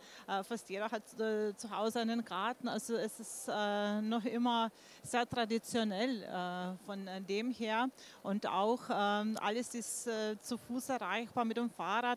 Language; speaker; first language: German; non-native, fluent; Slovenian